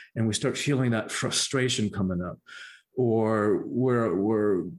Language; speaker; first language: English; early bilingual, other home language; Spanish